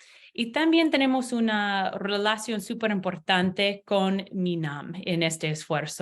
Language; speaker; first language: Spanish; non-native, learner; English